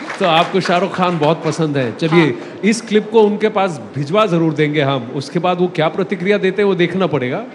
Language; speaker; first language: Hindi; native; Hindi